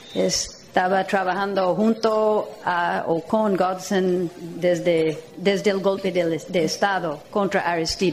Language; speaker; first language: Spanish; non-native, fluent; English